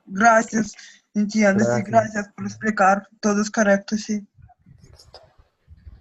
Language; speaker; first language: Spanish; non-native, learner; Russian